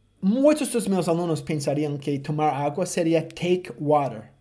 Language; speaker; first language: Portuguese; non-native, fluent; English